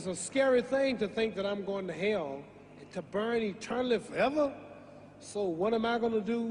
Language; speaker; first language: English; native; English